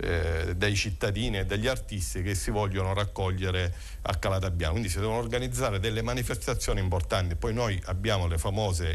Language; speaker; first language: Italian; native; Italian